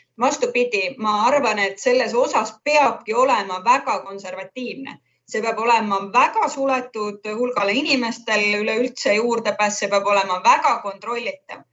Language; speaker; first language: Estonian; native; Estonian